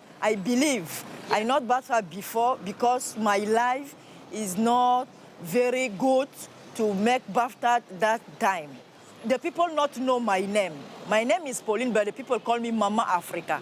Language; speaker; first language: English; non-native, learner; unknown